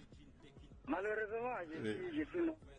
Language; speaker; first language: French; non-native, learner; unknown